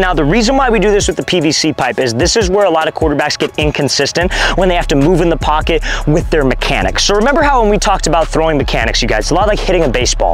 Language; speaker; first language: English; native; English